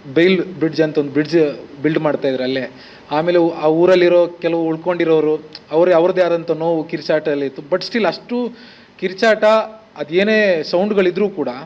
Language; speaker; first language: Kannada; native; Kannada